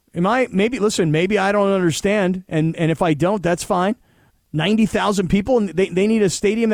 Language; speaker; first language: English; native; English